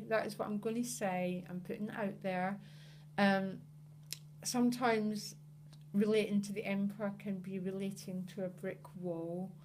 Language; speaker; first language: English; native; English